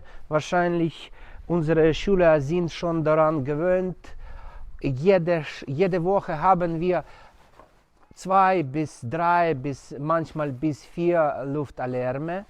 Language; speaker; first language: German; non-native, fluent; Ukrainian